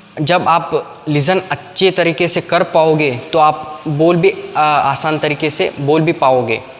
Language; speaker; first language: Hindi; non-native, local second language; Kannada